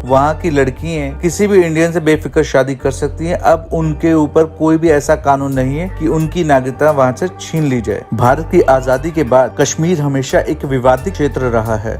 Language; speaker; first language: Hindi; native; Hindi